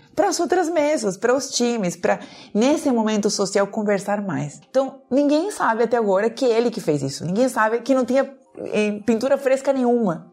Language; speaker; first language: Portuguese; non-native, fluent; Spanish